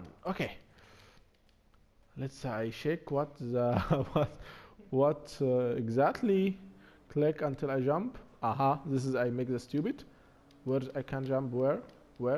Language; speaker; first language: English; non-native, learner; Arabic